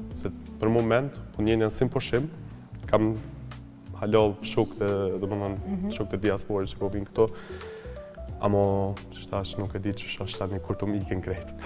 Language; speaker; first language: Albanian; early bilingual, heritage; Albanian